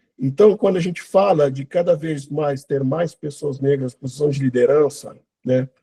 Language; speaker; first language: Portuguese; non-native, local second language; Kabuverdianu